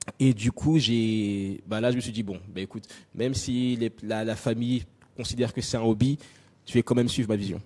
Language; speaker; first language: French; native; French